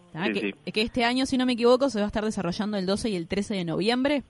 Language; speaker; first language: Spanish; native; Spanish